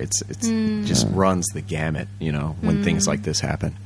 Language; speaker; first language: English; early bilingual, other home language; Japanese